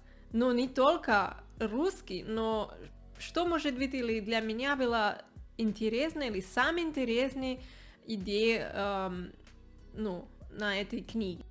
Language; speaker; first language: Russian; non-native, learner; Spanish